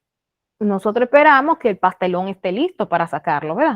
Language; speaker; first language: Spanish; native; Spanish